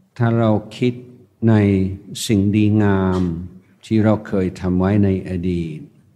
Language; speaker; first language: Thai; non-native, fluent; English